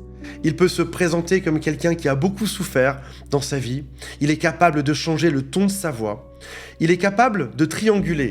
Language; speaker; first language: French; native; French